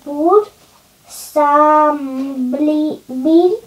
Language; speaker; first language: Indonesian; early bilingual, heritage; Indonesian